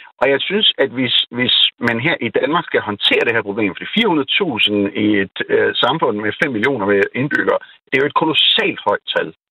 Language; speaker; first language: Danish; non-native, fluent; Urdu